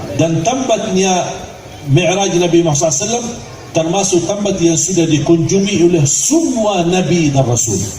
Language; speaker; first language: Malay; non-native, fluent; Arabic